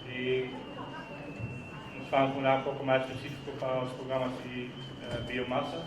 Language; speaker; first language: Portuguese; non-native, fluent; Dutch